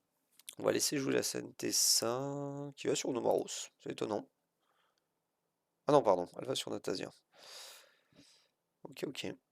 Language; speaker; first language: French; native; French